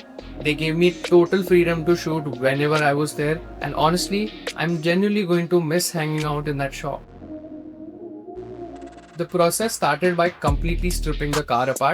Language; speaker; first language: English; non-native, local second language; Hindi